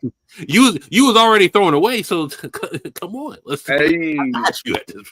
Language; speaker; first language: English; native; English